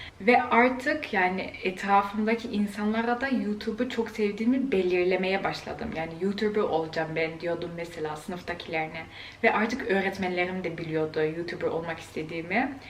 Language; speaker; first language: Turkish; early bilingual, heritage; Turkish